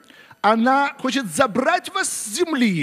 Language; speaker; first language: Russian; native; Russian